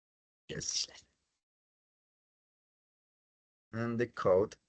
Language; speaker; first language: English; non-native, fluent; Spanish